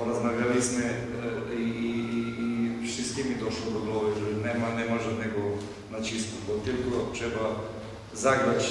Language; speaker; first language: Polish; non-native, fluent; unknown